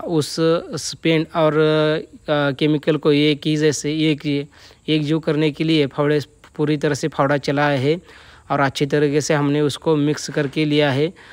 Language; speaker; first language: Hindi; non-native, local second language; Marathi